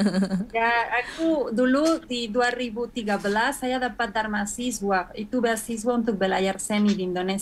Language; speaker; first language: Indonesian; non-native, fluent; Spanish